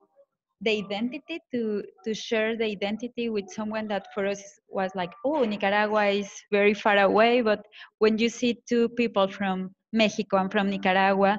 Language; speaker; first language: English; non-native, fluent; Spanish